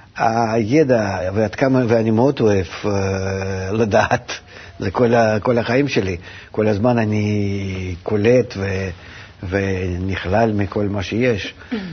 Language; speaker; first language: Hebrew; non-native, fluent; Russian